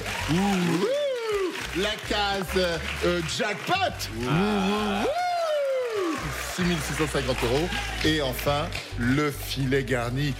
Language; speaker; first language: French; native; French